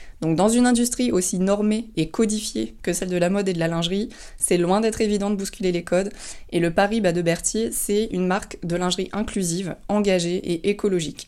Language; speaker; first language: French; native; French